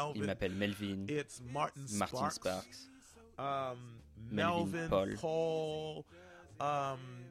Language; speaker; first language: French; non-native, fluent; English